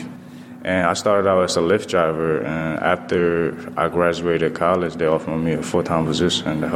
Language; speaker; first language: English; non-native, fluent; Vietnamese